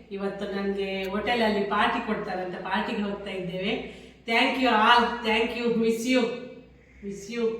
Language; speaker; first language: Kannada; non-native, local second language; Tulu